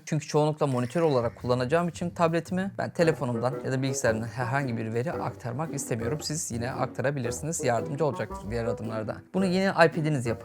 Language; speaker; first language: Turkish; native; Turkish